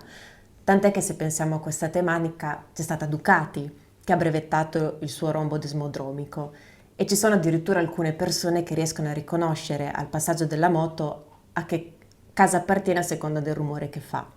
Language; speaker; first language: Italian; native; Italian